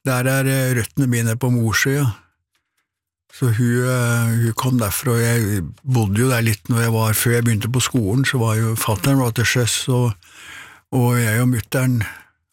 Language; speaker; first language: Norwegian; native; Norwegian